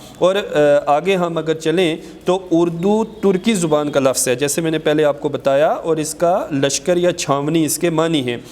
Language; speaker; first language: Urdu; non-native, local second language; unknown